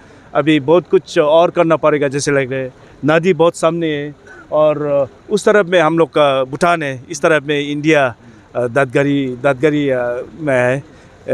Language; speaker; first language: Hindi; non-native, fluent; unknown